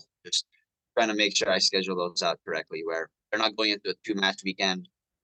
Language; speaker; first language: English; non-native, local second language; Filipino